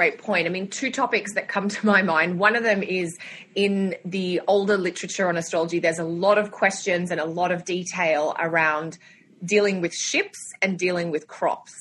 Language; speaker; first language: English; native; English